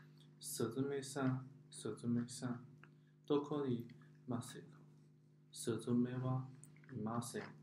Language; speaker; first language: Japanese; non-native, learner; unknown